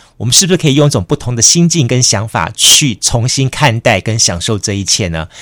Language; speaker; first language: Chinese; native; Chinese